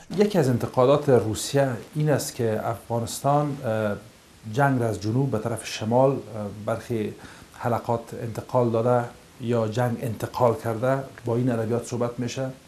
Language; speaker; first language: Persian; native; Persian